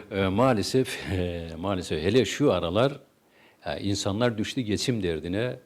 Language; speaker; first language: Turkish; native; Turkish